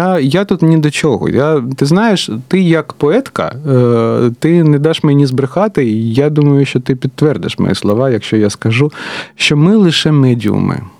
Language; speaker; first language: Ukrainian; non-native, local second language; Russian